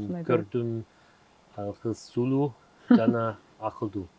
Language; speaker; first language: Kyrgyz; non-native, learner; German